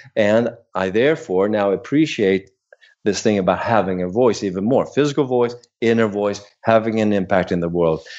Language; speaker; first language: English; non-native, fluent; Swedish